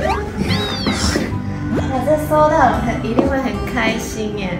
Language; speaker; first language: Chinese; native; Chinese